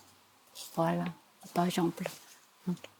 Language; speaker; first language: French; non-native, fluent; Korean